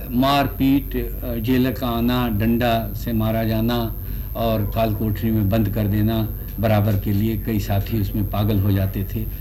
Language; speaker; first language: Hindi; native; Hindi